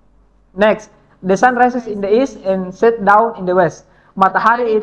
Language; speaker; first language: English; non-native, fluent; Indonesian